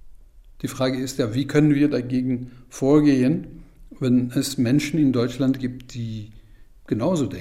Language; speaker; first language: German; non-native, fluent; Persian